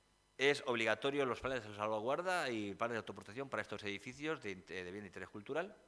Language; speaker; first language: Spanish; native; Spanish